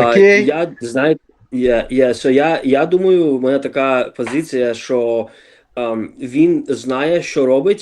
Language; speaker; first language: Ukrainian; early bilingual, other home language; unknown